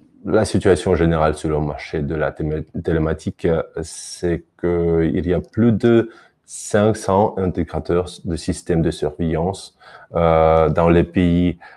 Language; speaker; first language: French; non-native, fluent; Russian